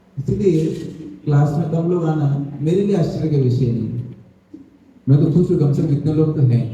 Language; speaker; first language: Hindi; non-native, local second language; Odia